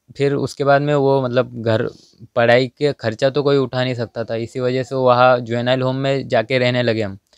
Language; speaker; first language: Hindi; non-native, local second language; Marathi